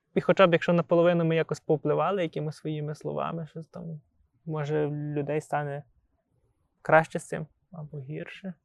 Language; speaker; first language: Ukrainian; native; Ukrainian